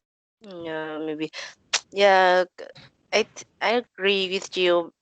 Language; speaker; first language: English; non-native, learner; Vietnamese